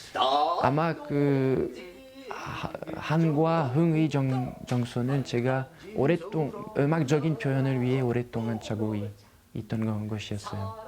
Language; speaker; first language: Korean; non-native, fluent; French